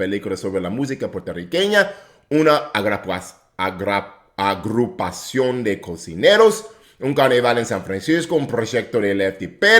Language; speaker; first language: Spanish; non-native, fluent; English